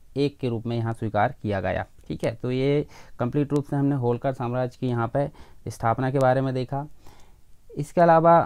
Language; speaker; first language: Hindi; native; Hindi